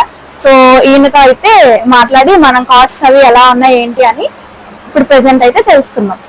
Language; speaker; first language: Telugu; native; Telugu